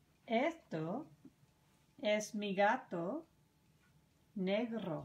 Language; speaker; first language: Spanish; non-native, learner; English